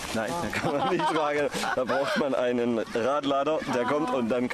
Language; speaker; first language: German; native; German